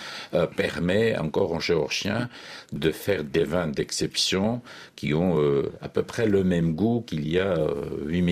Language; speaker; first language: French; non-native, fluent; Georgian